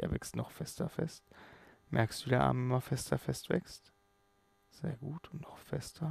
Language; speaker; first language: German; native; German